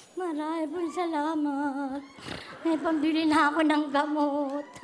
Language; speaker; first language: Filipino; native; Filipino